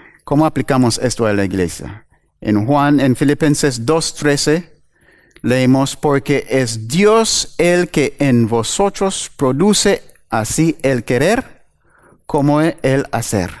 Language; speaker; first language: Spanish; non-native, fluent; English